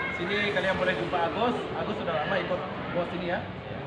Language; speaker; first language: Indonesian; non-native, local second language; Sasak